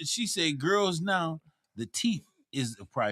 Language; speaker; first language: English; native; English